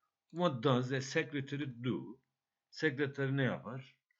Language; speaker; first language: English; non-native, fluent; Turkish